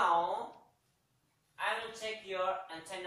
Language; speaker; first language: English; non-native, learner; Indonesian